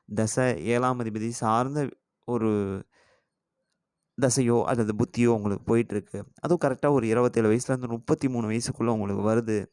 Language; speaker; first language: Tamil; native; Tamil